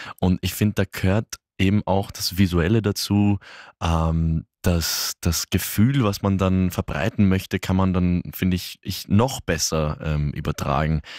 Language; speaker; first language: German; early bilingual, other home language; Hungarian